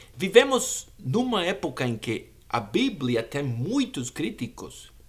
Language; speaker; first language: Portuguese; non-native, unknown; Spanish